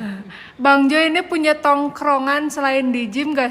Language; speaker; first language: Indonesian; native; Indonesian